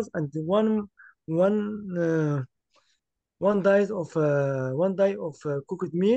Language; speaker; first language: English; non-native, learner; Arabic